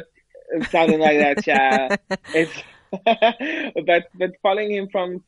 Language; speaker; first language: English; native; English